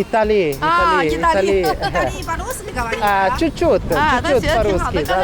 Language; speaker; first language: Russian; non-native, learner; Italian